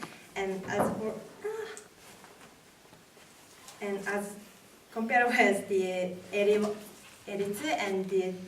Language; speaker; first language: English; non-native, learner; Japanese